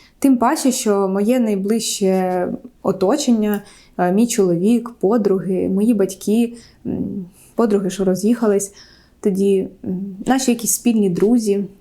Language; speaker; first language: Ukrainian; non-native, local second language; Russian